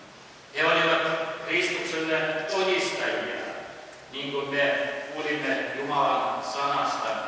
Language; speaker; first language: Finnish; early bilingual, heritage; Finnish